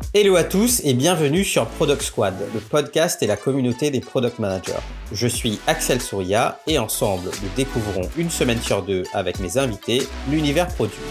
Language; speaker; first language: French; native; French